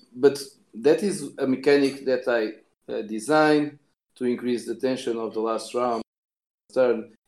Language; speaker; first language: English; non-native, fluent; Portuguese